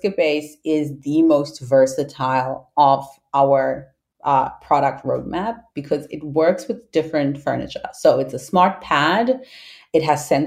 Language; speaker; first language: English; non-native, local second language; Shona